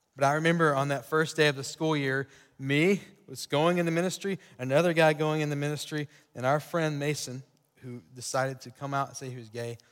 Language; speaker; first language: English; native; English